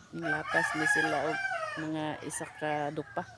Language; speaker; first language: Filipino; non-native, local second language; Cebuano